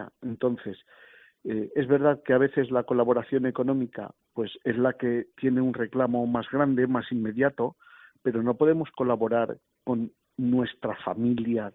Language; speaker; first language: Spanish; native; Spanish